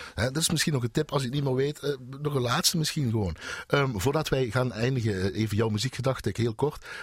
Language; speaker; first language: Dutch; native; Dutch